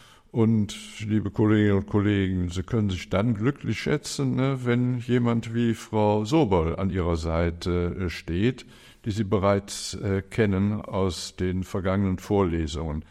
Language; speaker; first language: German; native; German